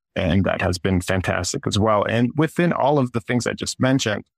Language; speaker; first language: English; early bilingual, other home language; Russian